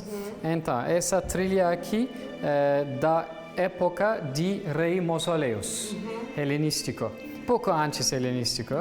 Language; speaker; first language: Portuguese; non-native, learner; Turkish